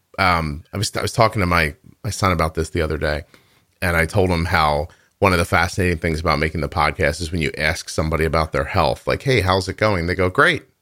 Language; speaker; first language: English; native; English